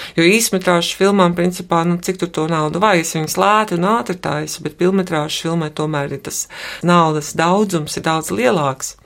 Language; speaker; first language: Latvian; native; Latvian